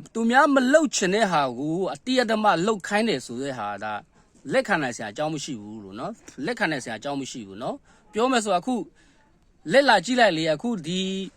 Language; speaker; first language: Burmese; non-native, local second language; Kachin